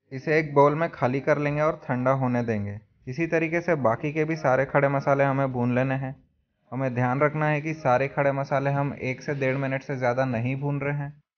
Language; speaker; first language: Hindi; native; Hindi